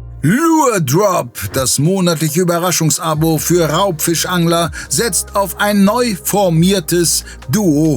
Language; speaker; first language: German; native; German